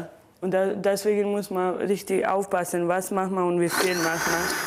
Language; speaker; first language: German; non-native, learner; Croatian